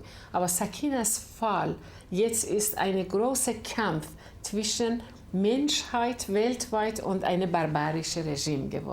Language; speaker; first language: German; non-native, fluent; Persian